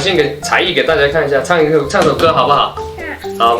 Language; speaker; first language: Chinese; native; Chinese